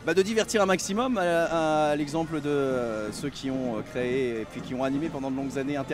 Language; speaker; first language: French; native; French